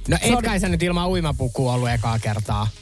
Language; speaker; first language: Finnish; native; Finnish